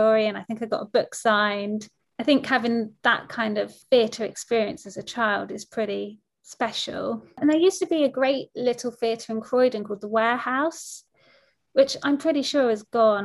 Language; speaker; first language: English; native; English